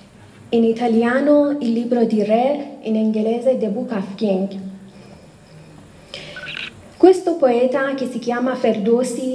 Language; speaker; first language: Italian; non-native, fluent; Persian